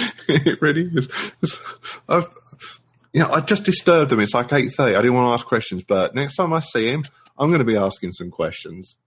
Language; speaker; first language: English; native; English